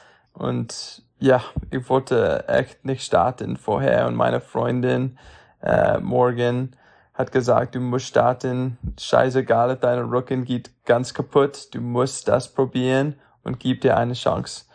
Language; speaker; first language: German; non-native, learner; English